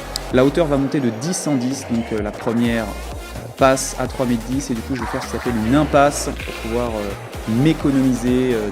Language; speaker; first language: French; native; French